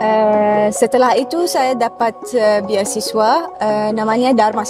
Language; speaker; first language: Indonesian; non-native, learner; Arabic